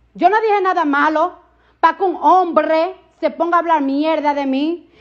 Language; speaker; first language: Spanish; early bilingual, heritage; Spanish